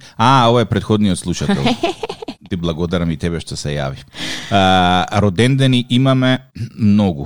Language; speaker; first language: Macedonian; native; Macedonian